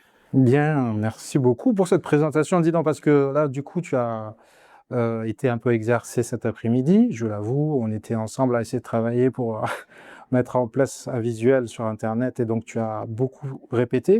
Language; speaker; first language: French; native; French